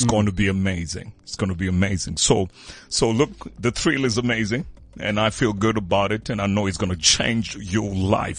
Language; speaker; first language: English; non-native, local second language; Tswana